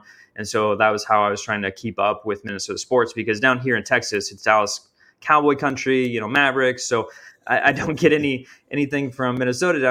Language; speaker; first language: English; native; English